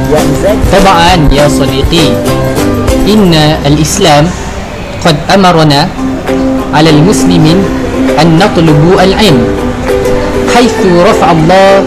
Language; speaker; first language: Arabic; non-native, learner; Malay